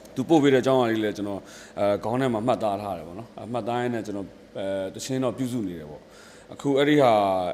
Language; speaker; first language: Burmese; native; Burmese